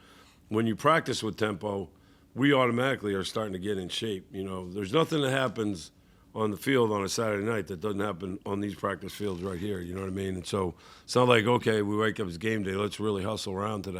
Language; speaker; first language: English; native; English